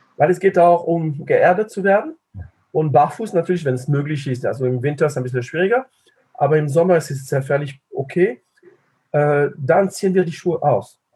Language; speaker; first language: German; non-native, fluent; French